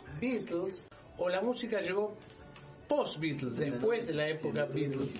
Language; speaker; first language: Spanish; non-native, learner; Indonesian